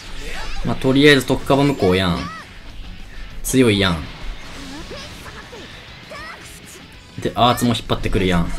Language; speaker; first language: Japanese; native; Japanese